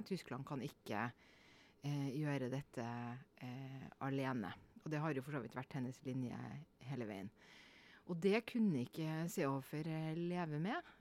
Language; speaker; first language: Norwegian; native; Norwegian